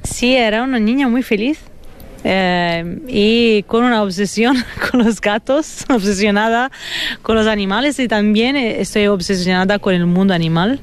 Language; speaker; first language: Spanish; non-native, fluent; Italian